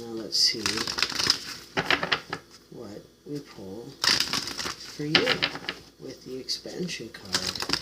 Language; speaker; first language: English; native; English